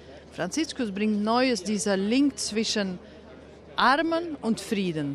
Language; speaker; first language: German; non-native, fluent; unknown